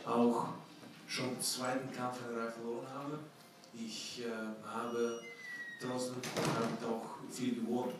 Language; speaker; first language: German; non-native, fluent; Ukrainian